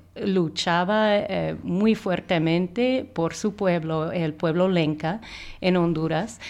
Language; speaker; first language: Spanish; non-native, fluent; English